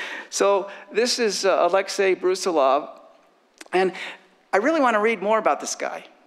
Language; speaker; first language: English; native; English